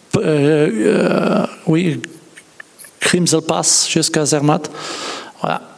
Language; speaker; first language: French; non-native, learner; Dutch